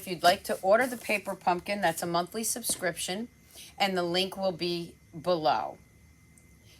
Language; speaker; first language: English; native; English